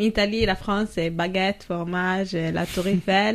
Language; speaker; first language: French; non-native, fluent; Italian